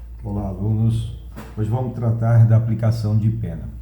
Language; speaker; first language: Portuguese; native; Portuguese